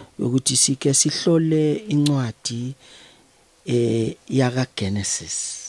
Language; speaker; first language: Zulu; native; Zulu